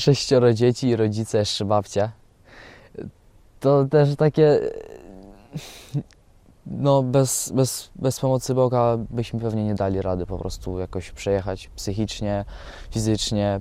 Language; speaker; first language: Polish; non-native, fluent; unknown